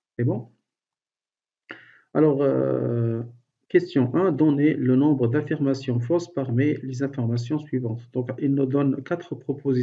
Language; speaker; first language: French; non-native, local second language; Arabic